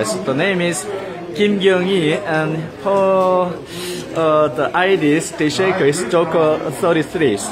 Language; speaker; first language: English; non-native, learner; Korean